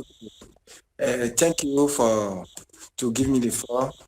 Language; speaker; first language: English; non-native, learner; French